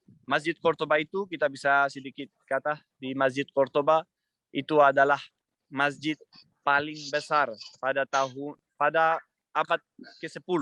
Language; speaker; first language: Indonesian; non-native, fluent; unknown